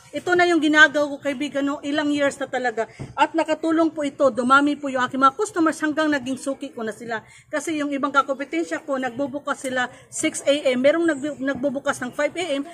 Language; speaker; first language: Filipino; non-native, local second language; Cebuano